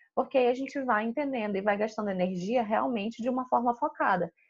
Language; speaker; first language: Portuguese; native; Portuguese